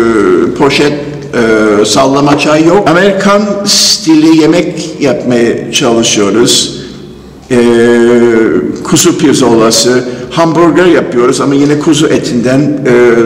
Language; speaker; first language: Turkish; non-native, fluent; English